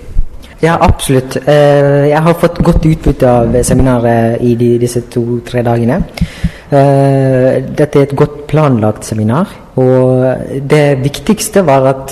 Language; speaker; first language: Norwegian; non-native, fluent; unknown